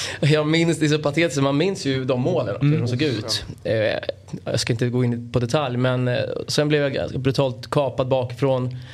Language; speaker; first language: Swedish; native; Swedish